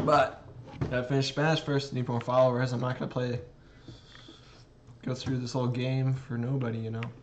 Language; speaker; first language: English; native; English